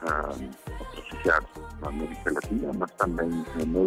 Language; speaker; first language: Portuguese; non-native, fluent; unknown